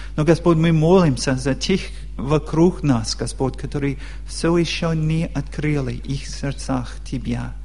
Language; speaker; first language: Russian; non-native, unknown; English